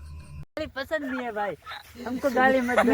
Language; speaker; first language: Hindi; non-native, local second language; Gujarati